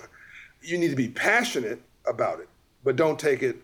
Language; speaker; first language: English; native; English